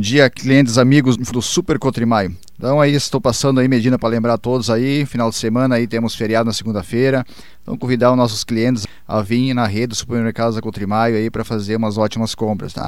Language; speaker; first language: Portuguese; native; Portuguese